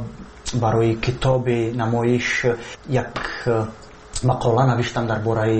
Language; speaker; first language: Persian; non-native, fluent; Czech